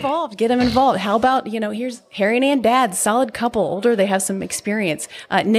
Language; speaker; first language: English; native; English